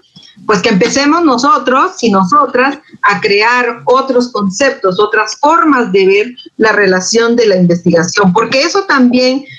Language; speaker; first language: Spanish; native; Spanish